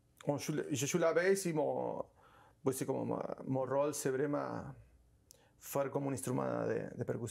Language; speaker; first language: French; non-native, learner; Spanish